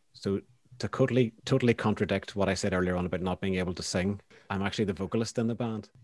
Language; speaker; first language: English; native; English